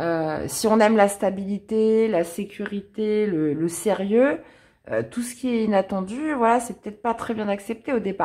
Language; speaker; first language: French; native; French